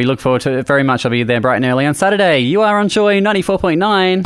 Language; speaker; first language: English; native; English